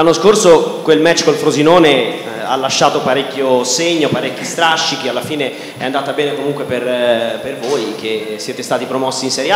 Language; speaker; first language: Italian; native; Italian